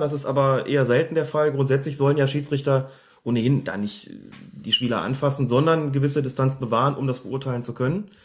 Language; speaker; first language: German; native; German